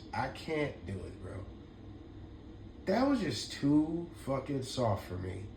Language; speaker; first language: English; native; English